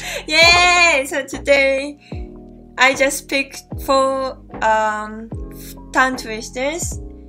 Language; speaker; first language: English; non-native, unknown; Japanese